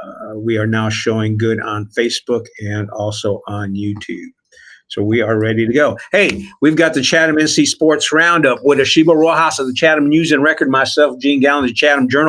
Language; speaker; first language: English; native; English